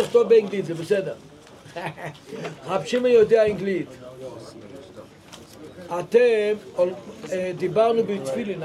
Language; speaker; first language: Hebrew; non-native, local second language; Yiddish